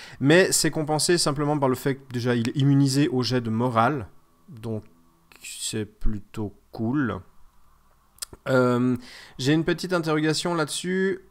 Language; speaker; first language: French; native; French